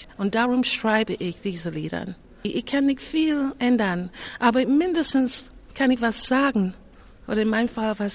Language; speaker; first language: German; non-native, fluent; English